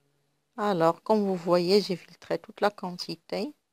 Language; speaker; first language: French; non-native, local second language; Arabic